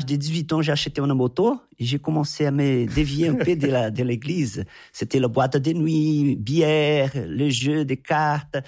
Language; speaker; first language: French; non-native, fluent; Portuguese